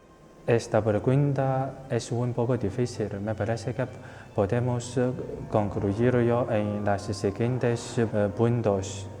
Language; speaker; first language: Spanish; non-native, fluent; Chinese